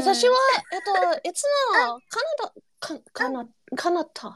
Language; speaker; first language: Japanese; non-native, learner; English